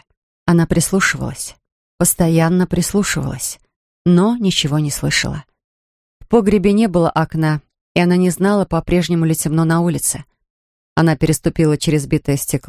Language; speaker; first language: Russian; native; Russian